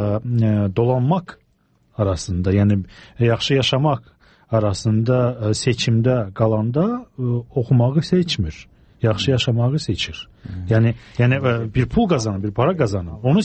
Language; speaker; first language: Turkish; non-native, fluent; English